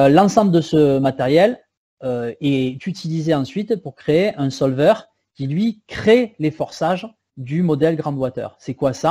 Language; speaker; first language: French; native; French